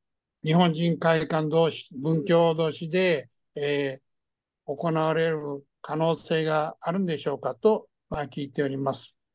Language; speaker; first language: Japanese; early bilingual, heritage; Japanese